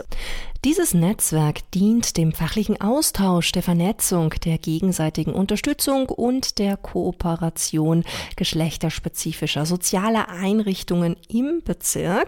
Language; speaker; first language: German; native; German